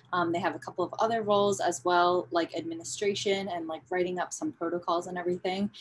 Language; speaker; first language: English; native; English